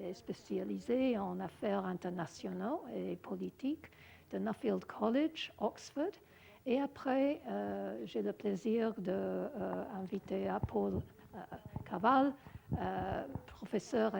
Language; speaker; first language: French; non-native, learner; English